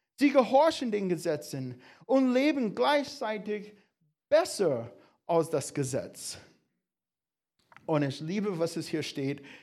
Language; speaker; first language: German; non-native, fluent; English